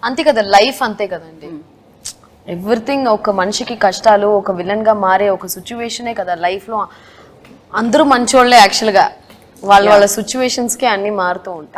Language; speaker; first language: Telugu; non-native, learner; Tamil